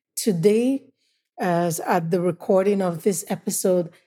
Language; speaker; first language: English; non-native, local second language; Igbo